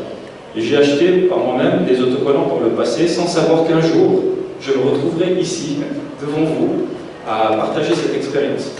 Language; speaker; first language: French; native; French